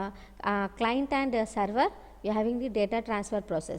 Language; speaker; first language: English; non-native, local second language; Telugu